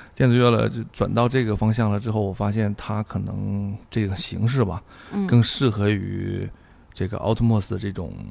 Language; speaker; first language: Chinese; native; Chinese